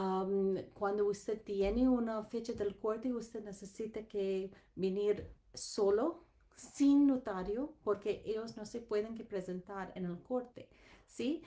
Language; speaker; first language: Spanish; non-native, learner; English